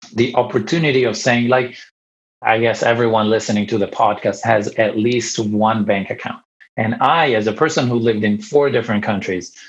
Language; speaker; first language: English; non-native, fluent; Italian